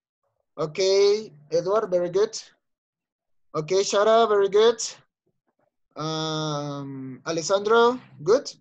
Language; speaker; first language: English; non-native, learner; Spanish